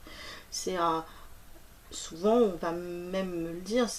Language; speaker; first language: French; native; French